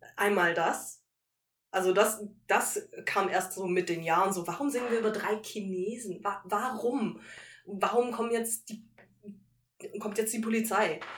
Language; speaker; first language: German; native; German